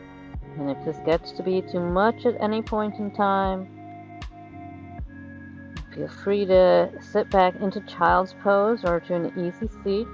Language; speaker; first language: English; native; English